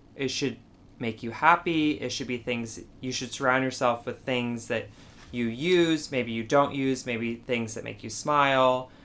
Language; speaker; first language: English; native; English